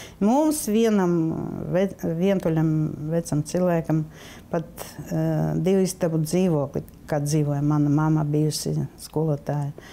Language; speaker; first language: Latvian; non-native, local second language; Russian